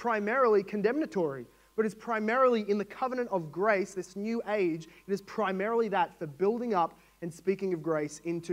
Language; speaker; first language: English; native; English